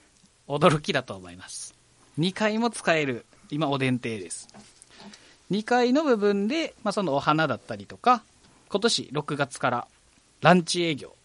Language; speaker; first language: Japanese; native; Japanese